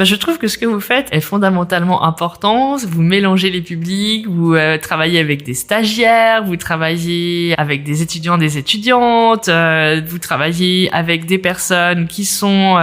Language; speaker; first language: French; native; French